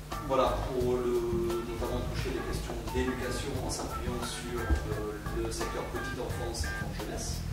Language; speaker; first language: French; native; French